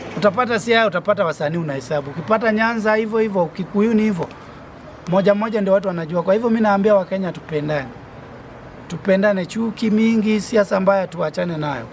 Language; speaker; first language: Swahili; non-native, local second language; Luo (Kenya and Tanzania)